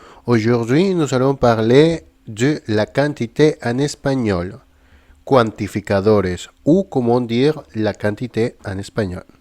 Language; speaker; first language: French; non-native, fluent; Spanish